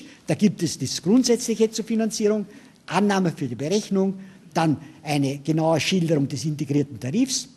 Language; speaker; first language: German; native; German